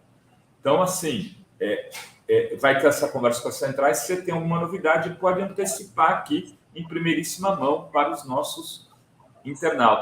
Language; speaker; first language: Portuguese; native; Portuguese